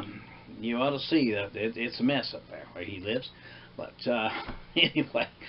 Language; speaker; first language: English; native; English